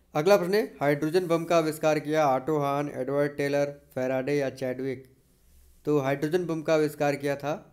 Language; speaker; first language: Hindi; native; Hindi